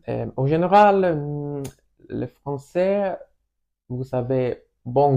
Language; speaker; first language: French; non-native, learner; Swedish